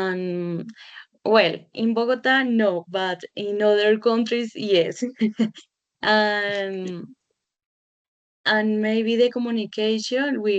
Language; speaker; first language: English; non-native, learner; Spanish